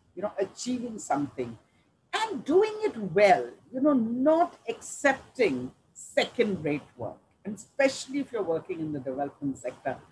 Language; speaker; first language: English; non-native, local second language; Punjabi